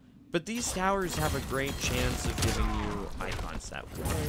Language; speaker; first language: English; native; English